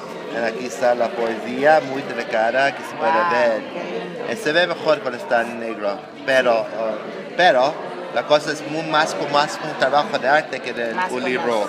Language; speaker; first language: Spanish; non-native, learner; English